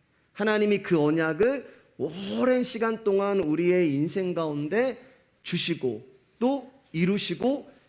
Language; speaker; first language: Korean; native; Korean